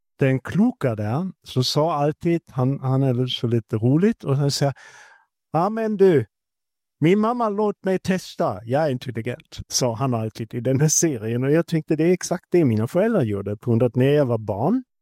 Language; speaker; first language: Swedish; non-native, fluent; German